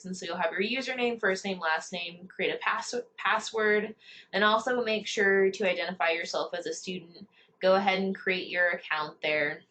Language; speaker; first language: English; native; English